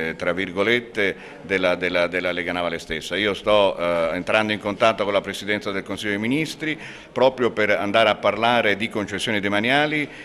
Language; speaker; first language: Italian; native; Italian